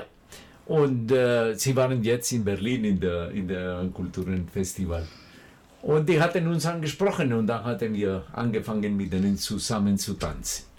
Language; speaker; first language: German; non-native, fluent; Spanish